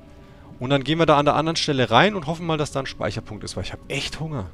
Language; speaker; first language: German; native; German